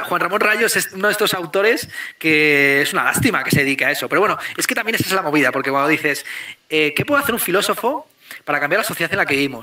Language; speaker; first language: Spanish; native; Spanish